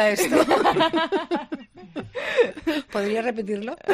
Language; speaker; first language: Spanish; native; Spanish